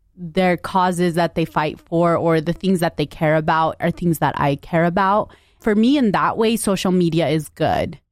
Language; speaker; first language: English; native; English